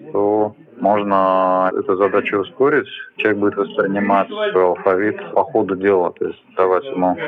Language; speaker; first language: Russian; native; Russian